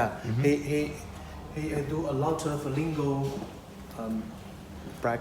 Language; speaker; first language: English; non-native, local second language; Chinese